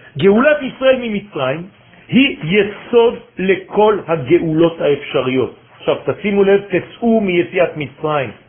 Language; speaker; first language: Hebrew; non-native, fluent; French